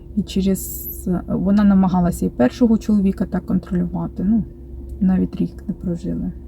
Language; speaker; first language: Ukrainian; non-native, local second language; Russian